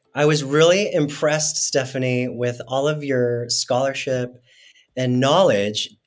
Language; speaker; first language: English; non-native, fluent; Spanish